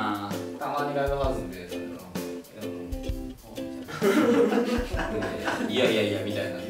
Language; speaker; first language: Japanese; native; Japanese